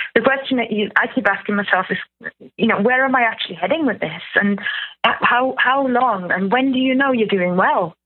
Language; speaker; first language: English; non-native, fluent; German